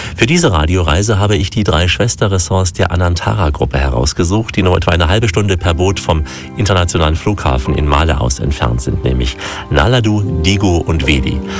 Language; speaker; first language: German; native; German